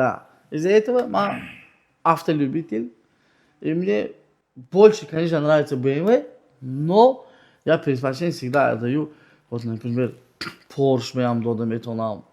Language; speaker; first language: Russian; non-native, local second language; Tajik